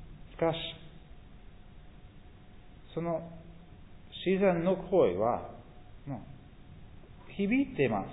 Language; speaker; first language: Japanese; non-native, fluent; English